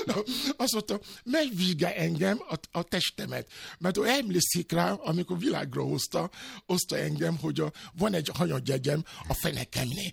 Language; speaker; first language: Hungarian; non-native, learner; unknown